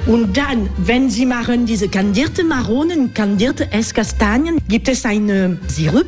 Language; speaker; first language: German; non-native, learner; French